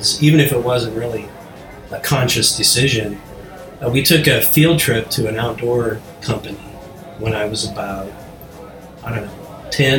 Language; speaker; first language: English; native; English